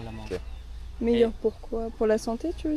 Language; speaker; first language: French; native; French